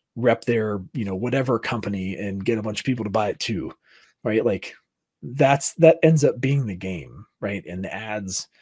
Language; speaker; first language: English; native; English